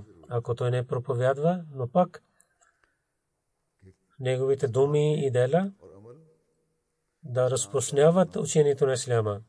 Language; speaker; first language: Bulgarian; non-native, learner; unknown